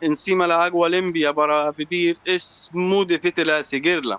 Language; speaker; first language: Spanish; non-native, learner; Arabic